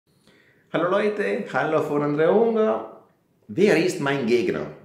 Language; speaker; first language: German; non-native, fluent; Italian